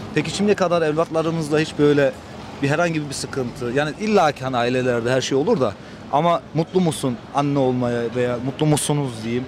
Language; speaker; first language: Turkish; early bilingual, heritage; Turkish